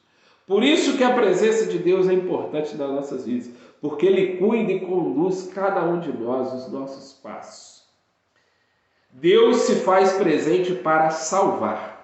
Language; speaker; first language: Portuguese; native; Portuguese